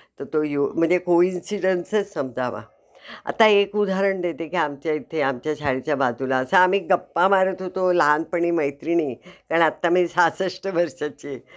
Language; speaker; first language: Marathi; native; Marathi